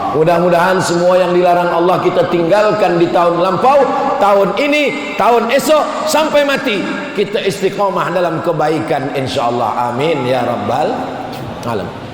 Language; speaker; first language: Malay; native; Malay